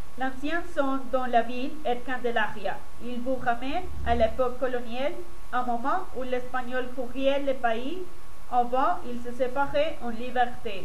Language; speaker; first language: French; non-native, learner; Spanish